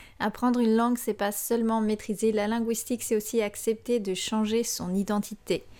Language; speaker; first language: French; native; French